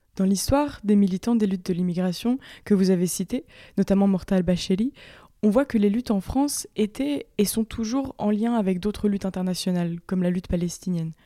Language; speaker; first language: French; native; French